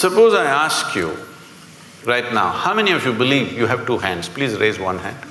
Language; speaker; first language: English; non-native, local second language; Kannada